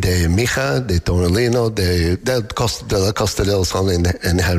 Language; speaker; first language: Spanish; non-native, learner; English